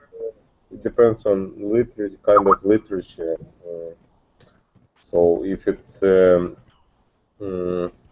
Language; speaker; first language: English; non-native, learner; Russian